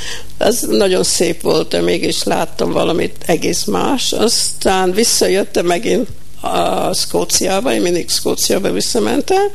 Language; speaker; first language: Hungarian; early bilingual, heritage; Hungarian